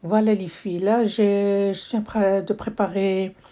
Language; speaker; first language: French; non-native, local second language; Arabic